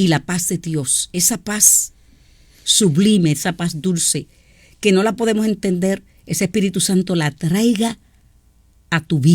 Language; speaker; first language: Spanish; native; Spanish